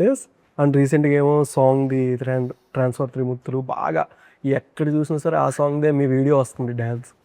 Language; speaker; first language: Telugu; native; Telugu